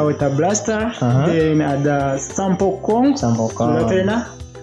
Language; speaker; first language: Indonesian; non-native, learner; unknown